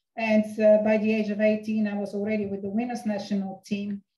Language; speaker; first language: English; non-native, fluent; Bulgarian